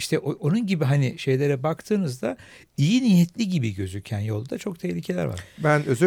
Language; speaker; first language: Turkish; native; Turkish